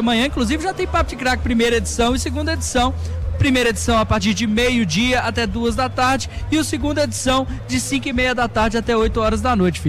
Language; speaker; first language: Portuguese; native; Portuguese